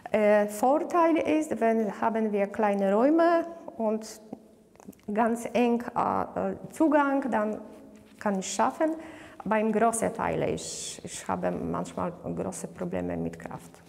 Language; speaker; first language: German; non-native, learner; Polish